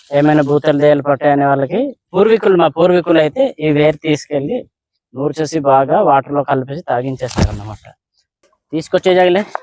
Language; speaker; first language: Telugu; native; Telugu